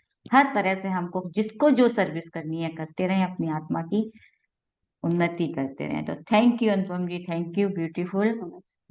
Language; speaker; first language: Hindi; native; Hindi